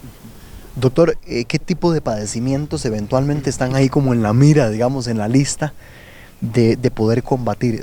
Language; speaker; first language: Spanish; native; Spanish